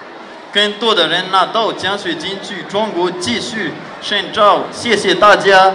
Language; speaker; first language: Chinese; non-native, fluent; Malagasy